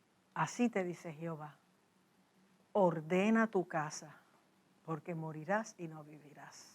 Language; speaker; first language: Spanish; native; Spanish